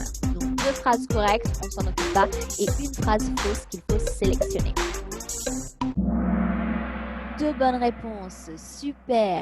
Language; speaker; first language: French; native; French